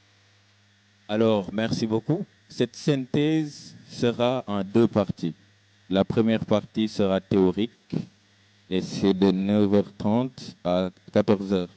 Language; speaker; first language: French; non-native, local second language; Wolof